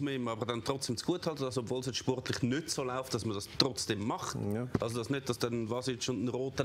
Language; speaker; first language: German; native; German